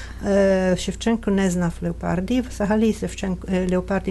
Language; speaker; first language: Ukrainian; non-native, fluent; Italian